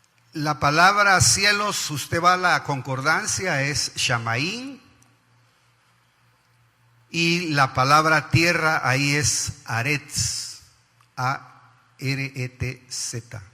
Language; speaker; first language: Spanish; native; Spanish